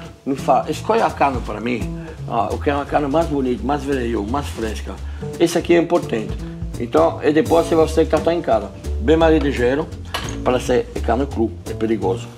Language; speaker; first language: Portuguese; non-native, fluent; French